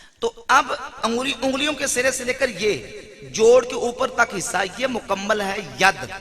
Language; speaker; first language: Urdu; non-native, local second language; Punjabi